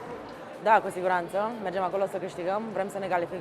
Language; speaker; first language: Romanian; native; Romanian